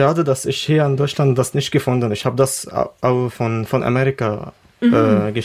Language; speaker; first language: German; non-native, learner; Arabic